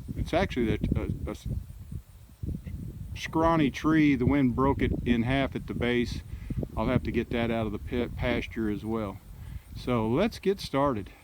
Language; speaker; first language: English; native; English